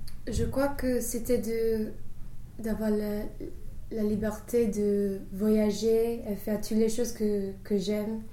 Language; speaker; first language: French; non-native, fluent; English